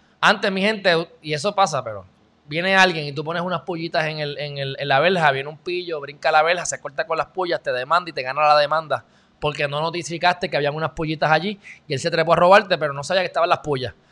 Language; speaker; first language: Spanish; native; Spanish